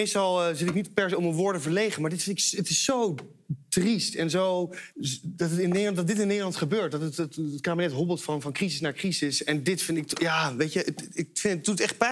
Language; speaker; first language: Dutch; native; Dutch